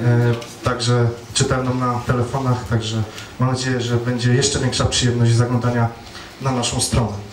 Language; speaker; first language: Polish; native; Polish